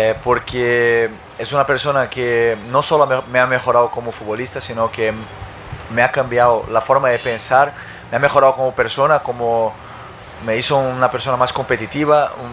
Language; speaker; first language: Spanish; non-native, fluent; Portuguese